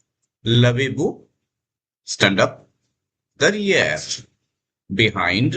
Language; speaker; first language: French; non-native, fluent; Hindi